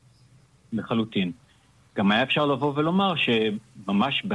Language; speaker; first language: Hebrew; native; Hebrew